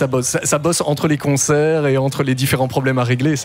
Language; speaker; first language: French; native; French